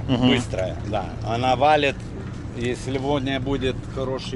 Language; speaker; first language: Russian; non-native, local second language; Lithuanian